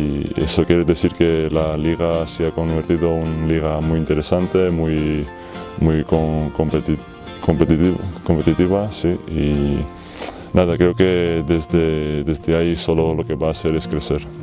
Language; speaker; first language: Spanish; non-native, fluent; Georgian